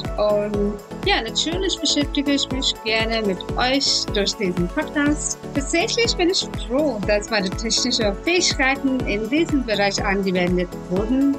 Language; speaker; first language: German; non-native, fluent; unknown